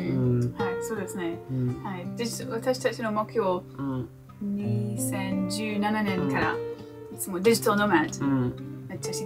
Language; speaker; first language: Japanese; non-native, learner; English